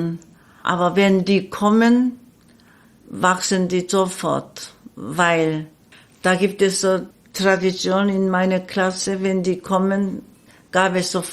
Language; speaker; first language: German; non-native, learner; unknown